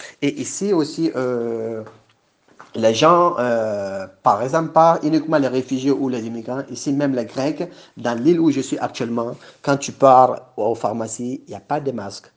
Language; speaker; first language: French; non-native, local second language; Bambara